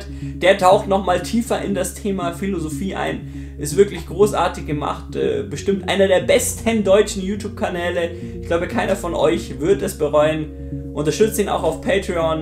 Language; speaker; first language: German; native; German